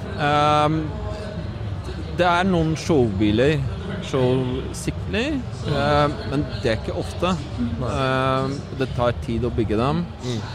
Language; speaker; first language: Norwegian; non-native, fluent; Polish